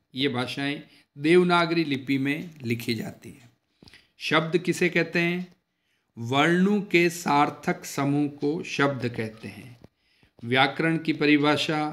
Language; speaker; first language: Hindi; native; Hindi